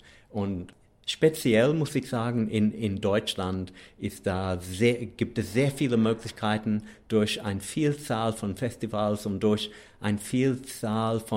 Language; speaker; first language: German; non-native, fluent; English